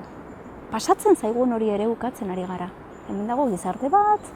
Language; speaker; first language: Basque; native; Basque